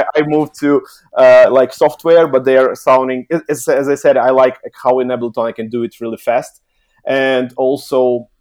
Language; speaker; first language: English; non-native, learner; Ukrainian